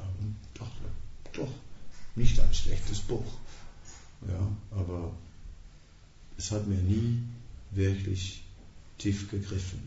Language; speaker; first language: German; non-native, fluent; Dutch